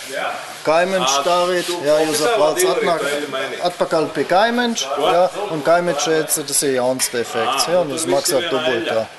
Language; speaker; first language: Latvian; non-native, learner; German